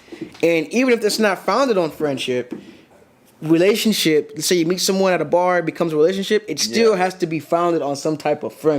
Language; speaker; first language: English; native; English